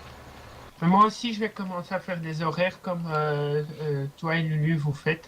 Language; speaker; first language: French; native; French